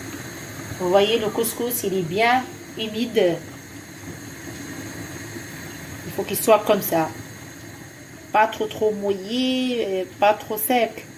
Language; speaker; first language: French; non-native, fluent; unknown